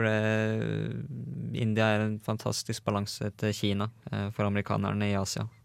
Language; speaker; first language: Norwegian; native; Norwegian